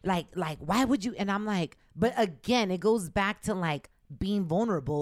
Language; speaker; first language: English; early bilingual, other home language; Spanish